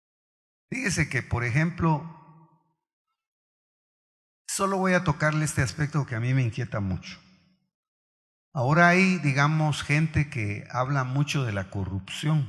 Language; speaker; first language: Spanish; native; Spanish